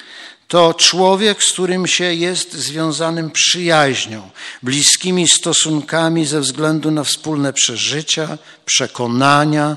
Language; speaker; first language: Polish; native; Polish